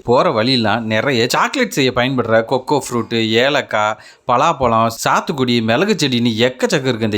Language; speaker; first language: Tamil; native; Tamil